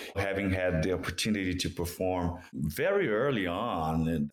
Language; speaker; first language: English; non-native, fluent; Portuguese